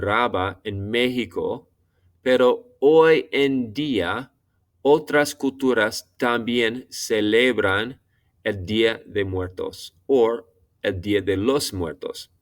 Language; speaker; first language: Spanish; non-native, fluent; English